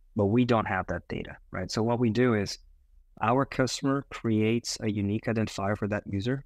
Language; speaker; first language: English; non-native, fluent; Portuguese